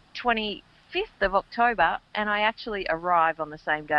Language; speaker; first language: English; native; English